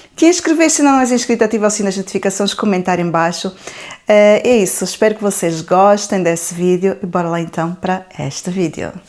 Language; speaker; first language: Portuguese; native; Portuguese